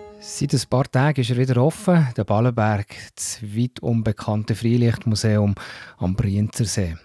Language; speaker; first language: German; native; German